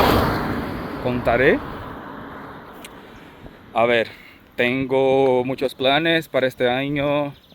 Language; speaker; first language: Spanish; non-native, fluent; Portuguese